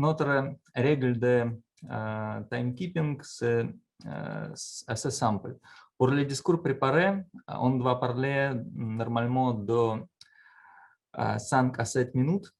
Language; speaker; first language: French; non-native, learner; Russian